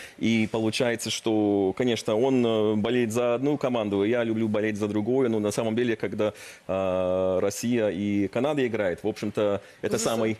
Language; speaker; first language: Russian; early bilingual, heritage; Russian